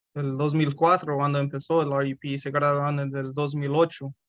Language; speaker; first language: Spanish; early bilingual, heritage; Spanish